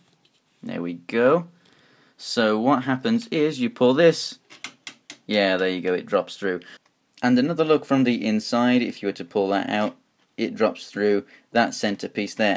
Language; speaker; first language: English; native; English